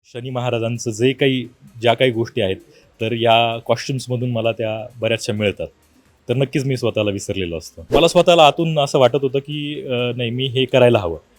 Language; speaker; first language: Marathi; native; Marathi